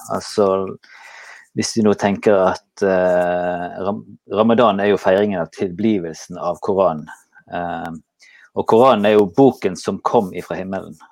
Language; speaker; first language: Norwegian; native; Norwegian